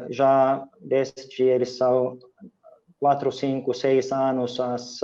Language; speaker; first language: Portuguese; non-native, fluent; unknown